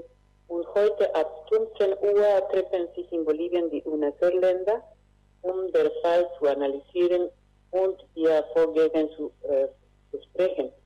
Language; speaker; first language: German; non-native, fluent; Spanish